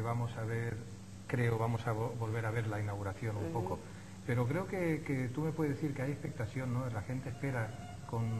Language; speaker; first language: Spanish; native; Spanish